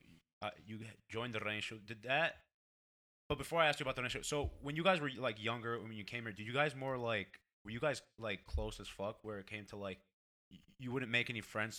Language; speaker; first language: English; early bilingual, other home language; Portuguese